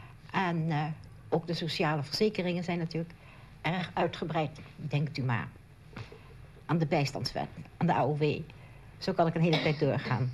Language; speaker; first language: Dutch; native; Dutch